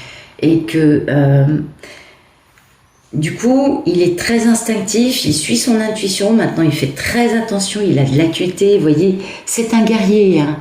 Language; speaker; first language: French; native; French